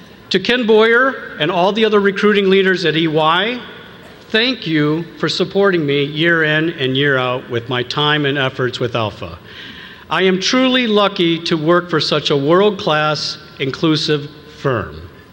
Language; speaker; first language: English; native; English